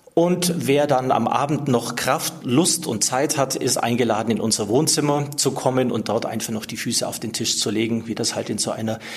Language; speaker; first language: German; native; German